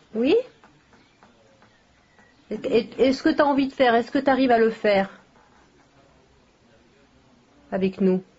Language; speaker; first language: French; native; French